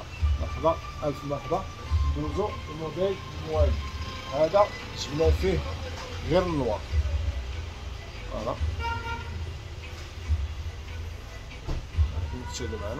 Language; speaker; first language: Arabic; native; Arabic